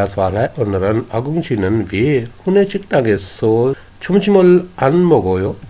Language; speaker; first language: Korean; non-native, fluent; Urdu